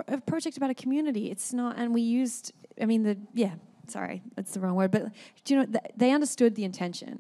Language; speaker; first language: English; native; English